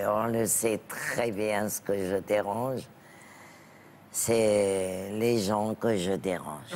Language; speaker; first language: French; non-native, local second language; Arabic